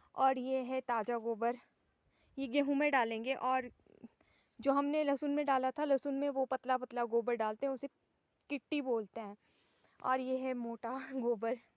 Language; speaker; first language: Hindi; native; Hindi